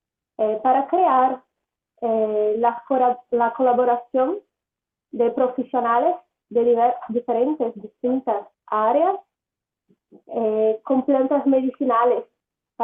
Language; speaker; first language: Spanish; non-native, learner; Portuguese